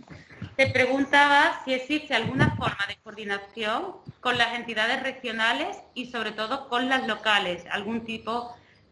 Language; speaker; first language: Spanish; native; Spanish